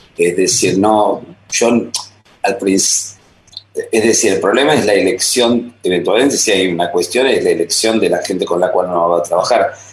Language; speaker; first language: Spanish; native; Spanish